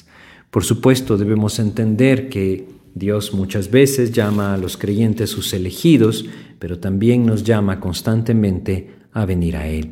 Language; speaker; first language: Spanish; native; Spanish